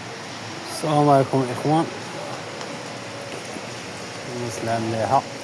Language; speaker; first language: Arabic; native; Arabic